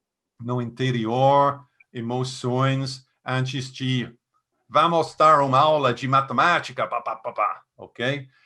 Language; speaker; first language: Portuguese; non-native, fluent; English